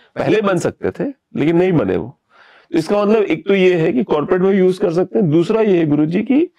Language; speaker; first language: Hindi; native; Hindi